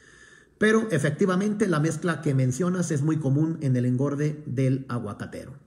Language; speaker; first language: Spanish; native; Spanish